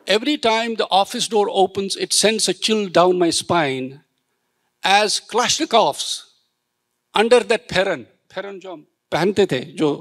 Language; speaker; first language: Hindi; native; Hindi